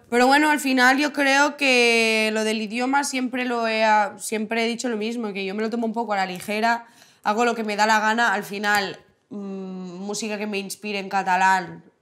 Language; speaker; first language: Spanish; non-native, local second language; Catalan